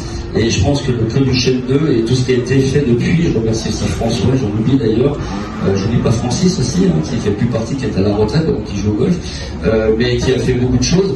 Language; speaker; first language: French; native; French